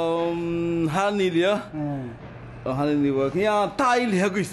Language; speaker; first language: Korean; non-native, learner; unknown